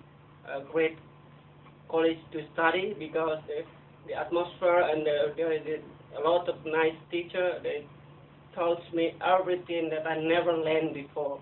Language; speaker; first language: English; non-native, learner; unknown